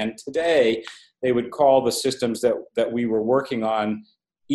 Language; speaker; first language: English; native; English